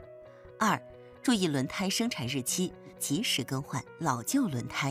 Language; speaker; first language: Chinese; native; Chinese